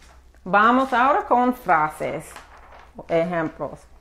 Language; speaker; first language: Spanish; non-native, fluent; English